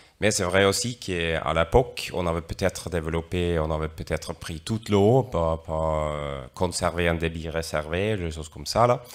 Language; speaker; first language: French; non-native, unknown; Norwegian